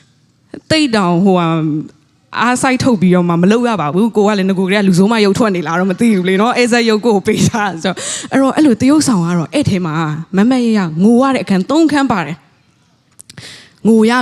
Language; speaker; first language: Burmese; non-native, local second language; Tedim Chin